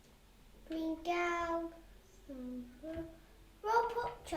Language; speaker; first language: Welsh; non-native, local second language; English